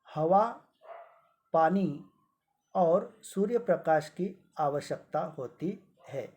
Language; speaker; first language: Hindi; non-native, local second language; Marathi